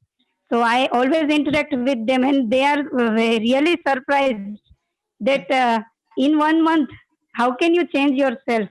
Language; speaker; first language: English; non-native, learner; Gujarati